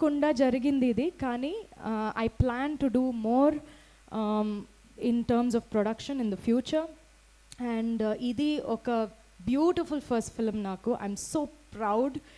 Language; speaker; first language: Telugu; non-native, local second language; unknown